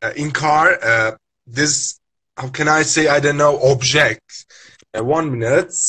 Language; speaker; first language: English; non-native, learner; Turkish